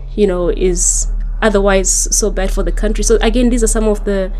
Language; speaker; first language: English; non-native, local second language; Shona